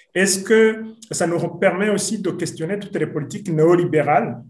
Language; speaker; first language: French; non-native, local second language; Rundi